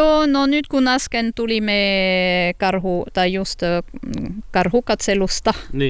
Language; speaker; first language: Finnish; non-native, learner; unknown